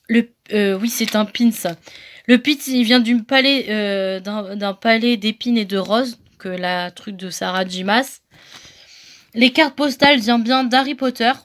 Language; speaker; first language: French; native; French